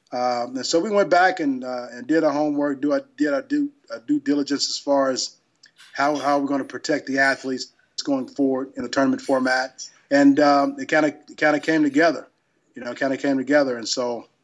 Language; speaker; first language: English; native; English